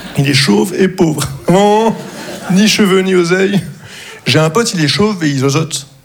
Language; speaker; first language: French; non-native, local second language; Arabic